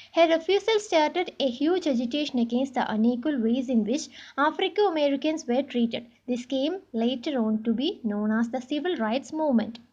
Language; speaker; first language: English; non-native, local second language; Malayalam